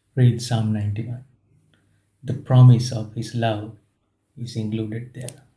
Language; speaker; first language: English; non-native, local second language; Sinhala